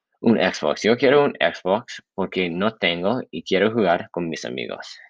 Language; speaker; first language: Spanish; non-native, learner; English